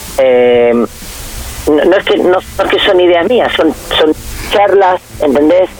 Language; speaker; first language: Spanish; native; Spanish